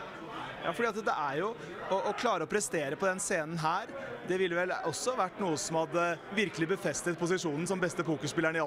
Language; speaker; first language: Norwegian; native; Norwegian